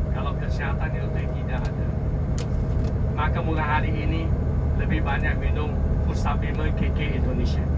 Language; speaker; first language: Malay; non-native, local second language; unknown